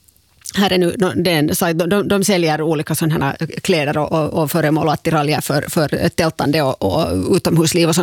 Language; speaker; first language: Swedish; native; Swedish